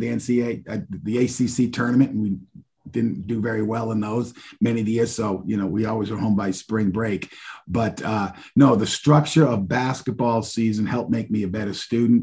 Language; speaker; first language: English; native; English